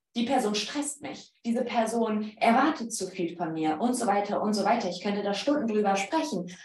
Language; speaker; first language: German; non-native, fluent; Polish